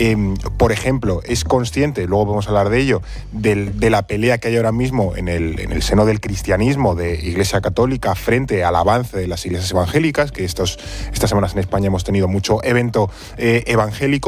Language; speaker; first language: Spanish; native; Spanish